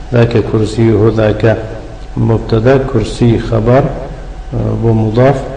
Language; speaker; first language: Arabic; non-native, fluent; Persian